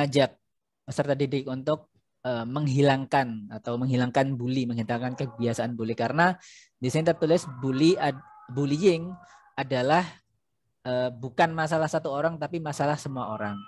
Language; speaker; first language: Indonesian; native; Indonesian